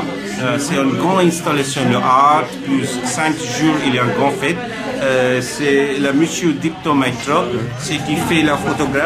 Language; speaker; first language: French; non-native, learner; Bangla